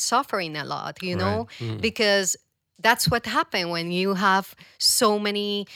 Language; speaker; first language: English; non-native, fluent; Spanish